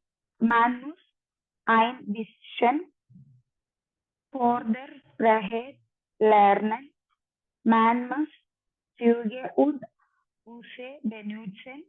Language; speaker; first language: German; non-native, learner; Malayalam